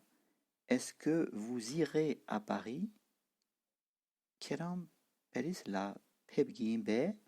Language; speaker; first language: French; non-native, fluent; Tibetan